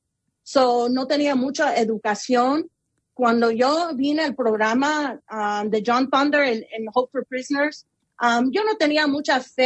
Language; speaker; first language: Spanish; early bilingual, heritage; Spanish